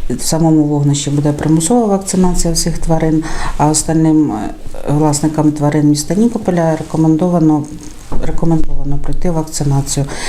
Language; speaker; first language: Ukrainian; native; Ukrainian